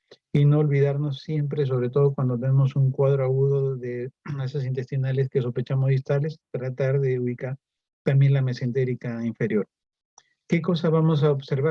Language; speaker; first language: Spanish; native; Spanish